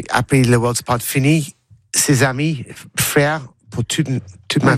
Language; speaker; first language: French; non-native, learner; English